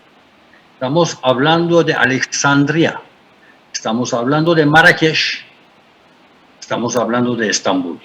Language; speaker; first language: Spanish; non-native, fluent; Turkish